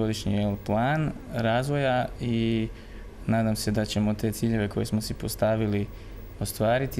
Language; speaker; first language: Croatian; native; Croatian